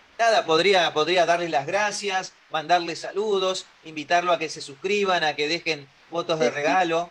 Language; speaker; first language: Spanish; native; Spanish